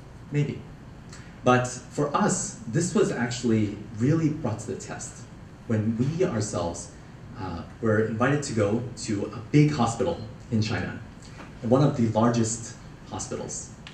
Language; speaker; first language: English; early bilingual, other home language; Cantonese